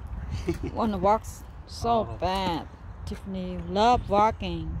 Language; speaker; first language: English; non-native, fluent; Vietnamese